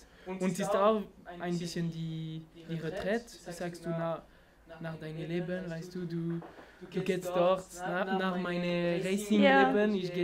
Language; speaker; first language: German; non-native, learner; French